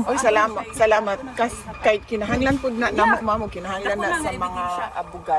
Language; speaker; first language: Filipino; non-native, local second language; Cebuano